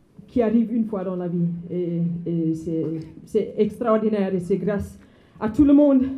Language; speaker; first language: French; non-native, fluent; Afrikaans